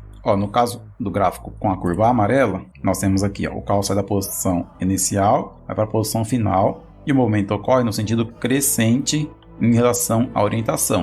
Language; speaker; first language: Portuguese; native; Portuguese